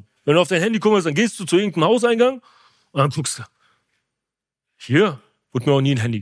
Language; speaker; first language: German; native; German